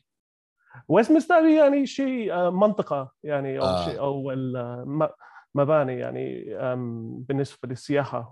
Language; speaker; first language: Arabic; non-native, learner; Kachhi